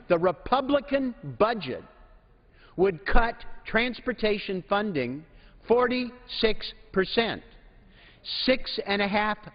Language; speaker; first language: English; native; English